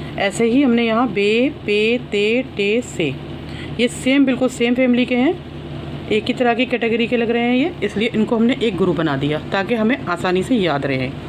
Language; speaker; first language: Hindi; native; Hindi